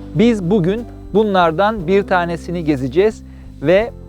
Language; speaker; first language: Turkish; native; Turkish